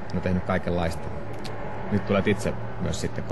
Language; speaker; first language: Finnish; native; Finnish